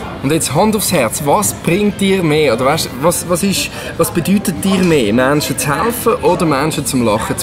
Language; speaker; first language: German; native; German